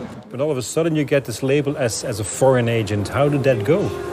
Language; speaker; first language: English; non-native, fluent; Dutch